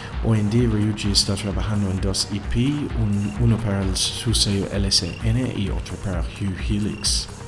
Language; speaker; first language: Spanish; native; Spanish